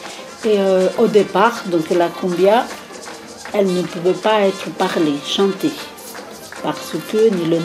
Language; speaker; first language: French; non-native, fluent; Spanish